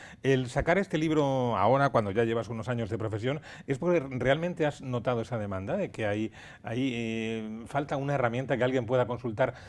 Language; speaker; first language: Spanish; native; Spanish